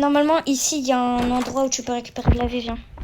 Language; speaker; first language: French; native; French